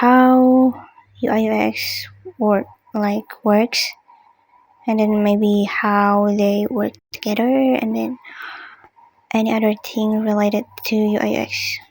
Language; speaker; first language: English; non-native, learner; Indonesian